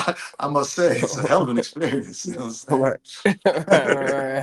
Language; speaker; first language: English; native; English